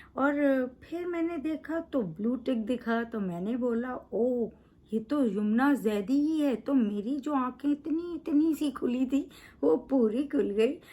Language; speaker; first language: Urdu; native; Urdu